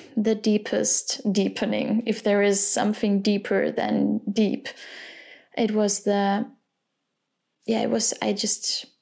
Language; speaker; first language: English; non-native, fluent; German